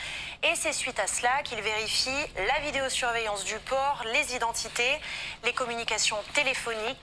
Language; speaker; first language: French; native; French